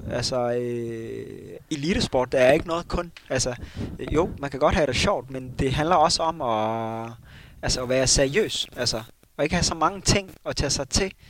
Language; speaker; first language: Danish; early bilingual, other home language; Somali